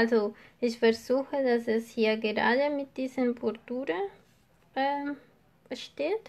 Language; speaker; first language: German; non-native, fluent; Spanish